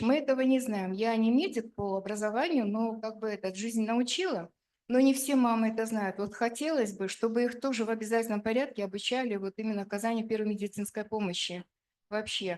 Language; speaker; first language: Russian; native; Russian